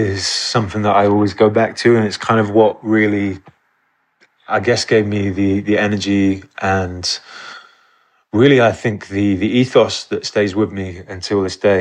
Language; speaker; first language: English; native; English